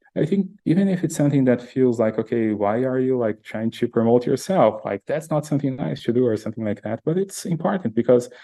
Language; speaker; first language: English; non-native, fluent; Portuguese